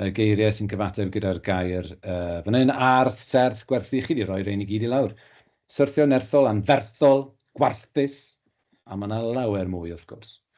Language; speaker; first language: Welsh; native; Welsh